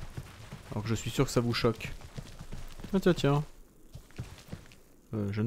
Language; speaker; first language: French; native; French